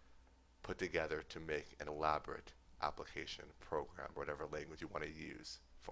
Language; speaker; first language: English; native; English